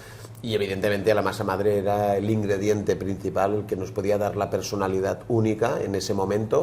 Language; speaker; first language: Spanish; native; Spanish